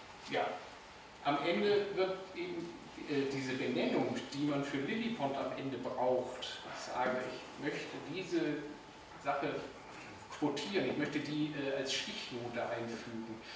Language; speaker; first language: German; native; German